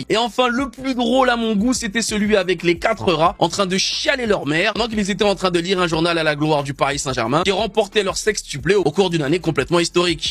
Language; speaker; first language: French; native; French